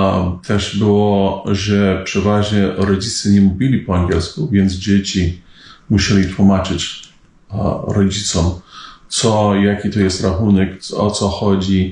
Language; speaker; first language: Polish; early bilingual, heritage; Polish